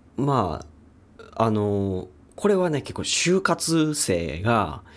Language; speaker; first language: Japanese; native; Japanese